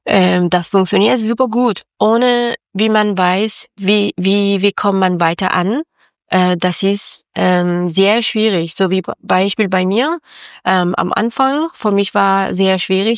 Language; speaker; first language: German; non-native, learner; Persian